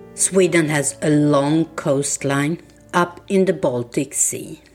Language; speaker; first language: English; non-native, fluent; Swedish